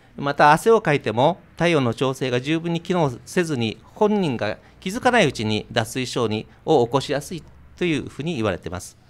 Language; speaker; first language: Japanese; native; Japanese